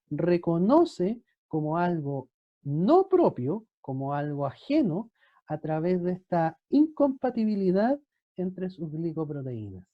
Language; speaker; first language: Spanish; native; Spanish